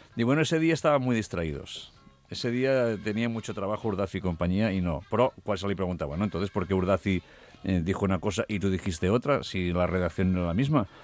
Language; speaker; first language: Spanish; non-native, local second language; Catalan